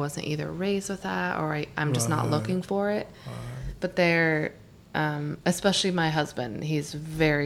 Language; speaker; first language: English; native; English